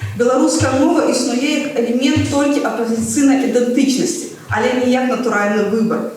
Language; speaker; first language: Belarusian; non-native, local second language; Russian